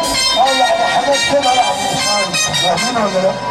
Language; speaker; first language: Arabic; native; Arabic